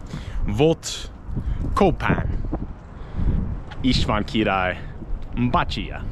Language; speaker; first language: Hungarian; non-native, learner; English